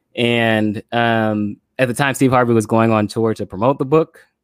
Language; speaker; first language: English; native; English